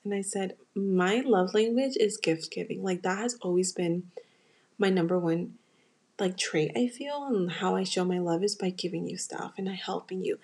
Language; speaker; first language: English; early bilingual, other home language; Spanish